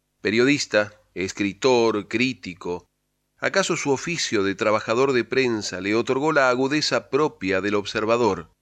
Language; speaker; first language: Spanish; native; Spanish